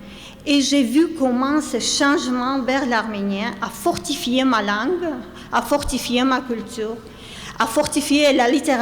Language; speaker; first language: French; non-native, fluent; Armenian